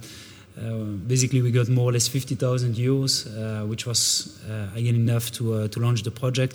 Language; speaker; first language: English; non-native, fluent; French